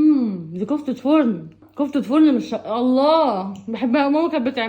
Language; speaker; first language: Arabic; native; Arabic